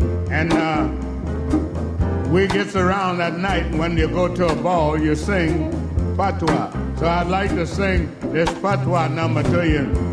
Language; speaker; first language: English; native; English